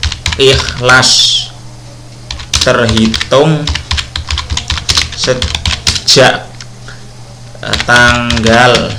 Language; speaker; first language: Indonesian; non-native, local second language; Javanese